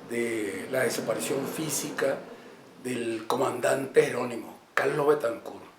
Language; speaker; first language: Spanish; native; Spanish